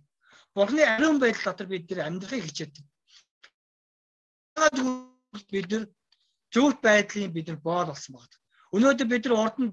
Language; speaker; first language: Mongolian; non-native, fluent; Korean